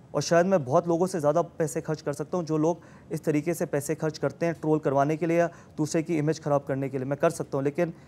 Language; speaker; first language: Hindi; native; Hindi